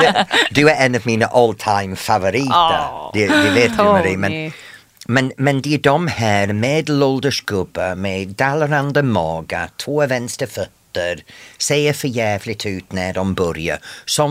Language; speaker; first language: Swedish; non-native, fluent; English